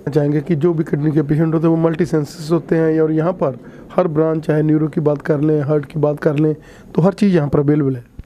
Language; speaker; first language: Hindi; non-native, local second language; Punjabi